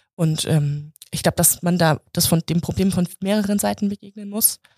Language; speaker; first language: German; native; German